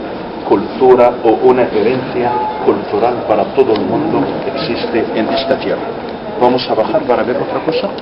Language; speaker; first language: Spanish; non-native, fluent; Arabic